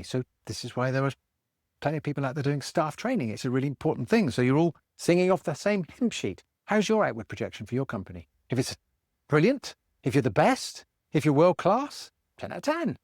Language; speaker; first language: English; native; English